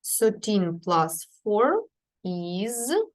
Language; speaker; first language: English; non-native, fluent; Ukrainian